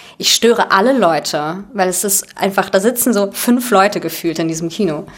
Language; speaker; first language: German; early bilingual, other home language; Russian